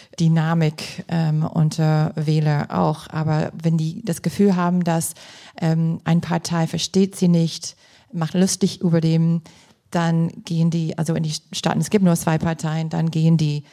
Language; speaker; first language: German; non-native, fluent; English